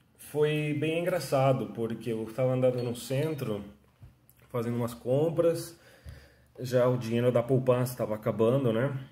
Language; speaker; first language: Portuguese; non-native, fluent; Spanish